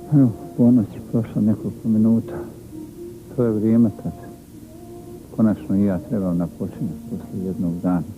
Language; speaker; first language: Bosnian; native; Bosnian